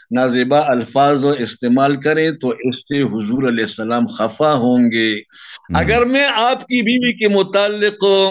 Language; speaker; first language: Urdu; non-native, local second language; Pashto